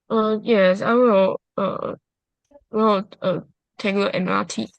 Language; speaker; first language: English; non-native, learner; Chinese